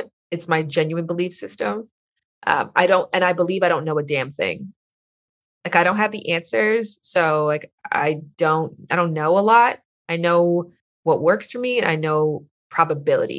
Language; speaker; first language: English; native; English